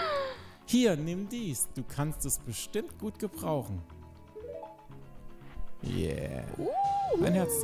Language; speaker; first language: German; native; German